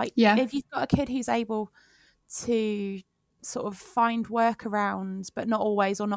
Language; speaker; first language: English; native; English